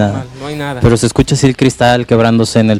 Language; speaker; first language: Spanish; native; Spanish